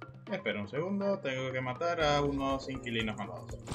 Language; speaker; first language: Spanish; native; Spanish